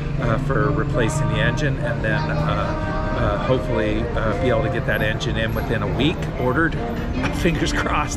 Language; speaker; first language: English; native; English